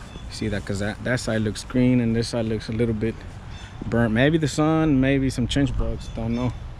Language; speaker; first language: English; early bilingual, other home language; Spanish